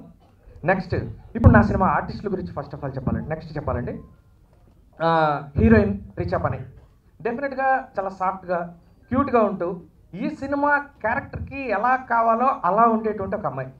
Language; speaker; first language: Telugu; native; Telugu